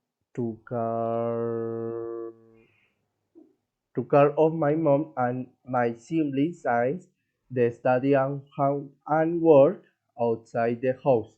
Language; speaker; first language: English; non-native, learner; Spanish